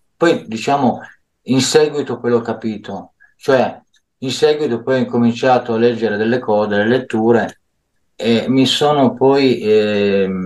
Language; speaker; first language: Italian; native; Italian